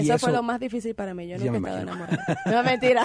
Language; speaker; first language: Spanish; native; Spanish